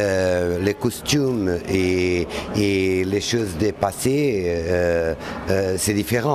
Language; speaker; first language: French; non-native, learner; Portuguese